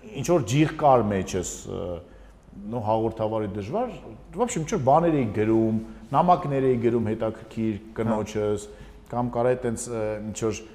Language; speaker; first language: Armenian; native; Armenian